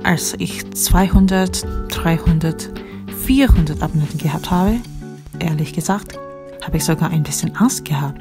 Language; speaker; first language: German; non-native, fluent; Korean